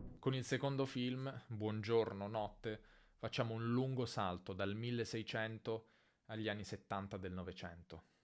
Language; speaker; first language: Italian; native; Italian